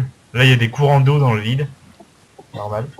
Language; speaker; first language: French; native; French